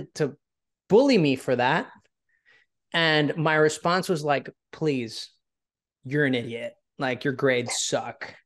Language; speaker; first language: English; early bilingual, other home language; Spanish